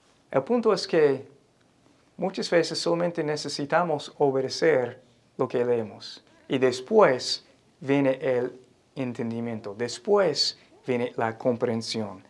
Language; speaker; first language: Spanish; non-native, fluent; English